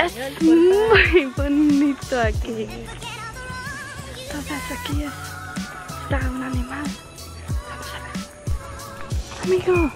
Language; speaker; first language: Spanish; non-native, learner; English